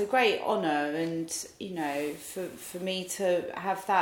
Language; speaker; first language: English; native; English